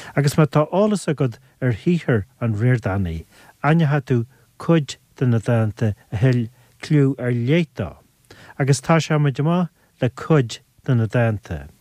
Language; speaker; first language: Irish; native; Irish